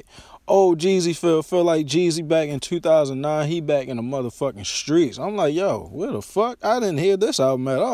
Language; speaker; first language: English; native; English